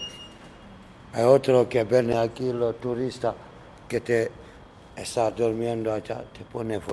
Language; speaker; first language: Spanish; non-native, learner; Arabic